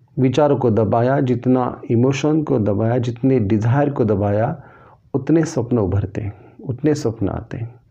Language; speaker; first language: Hindi; non-native, local second language; Marathi